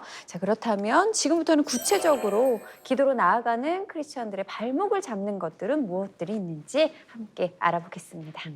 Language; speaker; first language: Korean; native; Korean